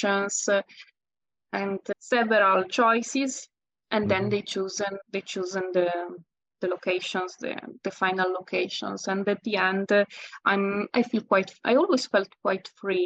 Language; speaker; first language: English; non-native, fluent; Italian